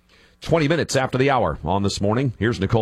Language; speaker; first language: English; native; English